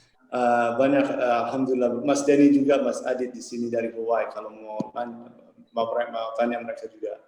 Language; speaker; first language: Indonesian; early bilingual, heritage; English